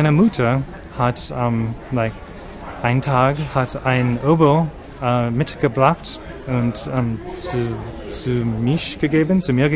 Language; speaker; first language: German; non-native, learner; English